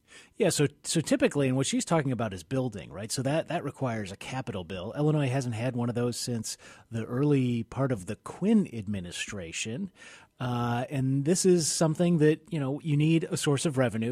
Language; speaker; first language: English; native; English